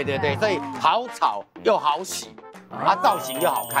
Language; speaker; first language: Chinese; native; Chinese